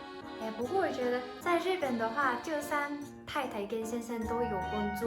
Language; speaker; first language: Chinese; non-native, fluent; Japanese